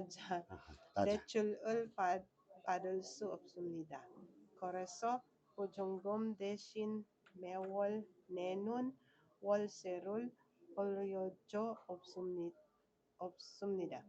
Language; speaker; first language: Korean; non-native, learner; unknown